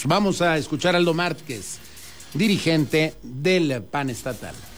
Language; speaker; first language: Spanish; native; Spanish